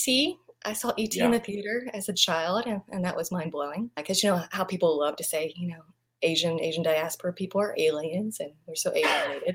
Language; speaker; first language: English; non-native, fluent; Vietnamese